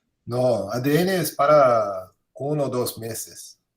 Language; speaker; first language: Spanish; non-native, fluent; Portuguese